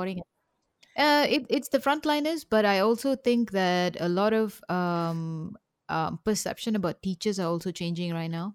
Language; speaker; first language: English; native; English